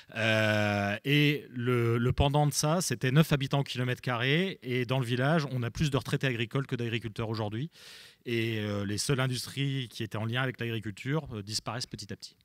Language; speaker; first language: French; native; French